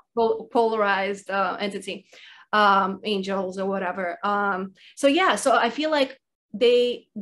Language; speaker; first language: English; early bilingual, other home language; Russian